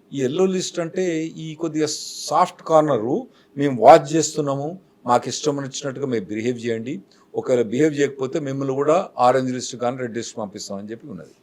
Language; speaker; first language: Telugu; native; Telugu